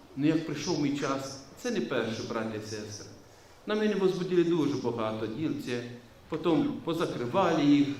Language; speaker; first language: Ukrainian; non-native, local second language; Romanian